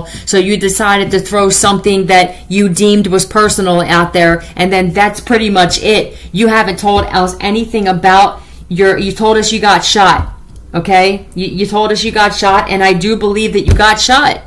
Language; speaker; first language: English; native; English